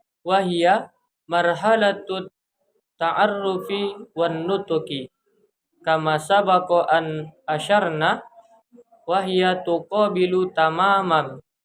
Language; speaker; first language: Arabic; non-native, learner; Indonesian